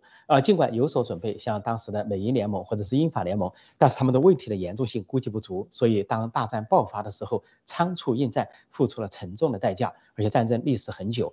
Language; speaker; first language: Chinese; native; Chinese